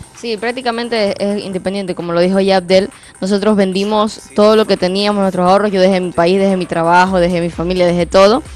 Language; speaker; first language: Spanish; native; Spanish